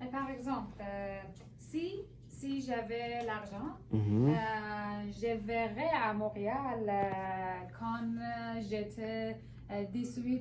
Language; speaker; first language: French; non-native, learner; Persian